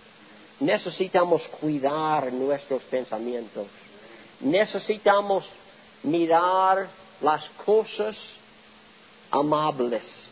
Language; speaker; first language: Spanish; non-native, learner; English